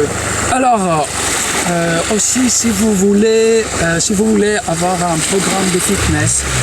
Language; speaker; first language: French; non-native, fluent; Greek